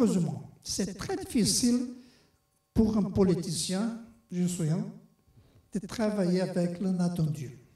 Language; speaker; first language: French; non-native, fluent; Portuguese